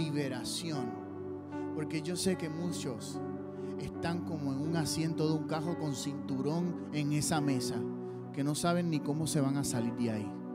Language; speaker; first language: Spanish; native; Spanish